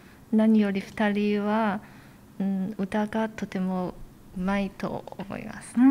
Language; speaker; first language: Japanese; non-native, fluent; Chinese